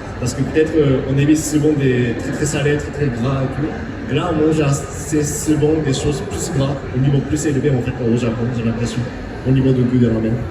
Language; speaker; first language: French; non-native, fluent; Japanese